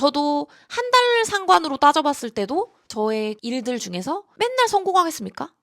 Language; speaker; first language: Korean; native; Korean